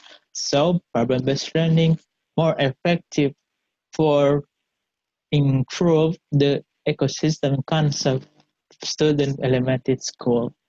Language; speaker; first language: English; non-native, learner; Indonesian